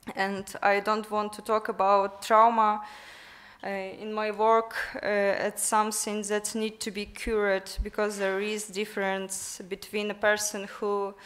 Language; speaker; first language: English; non-native, learner; Ukrainian